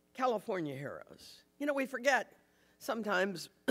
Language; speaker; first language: English; native; English